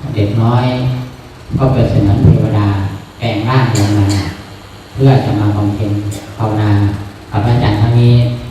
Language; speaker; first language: Thai; native; Thai